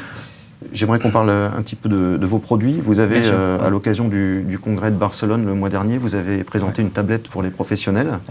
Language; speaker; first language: French; native; French